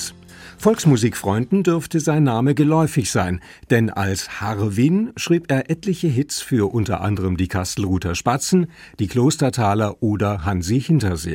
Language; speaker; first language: German; native; German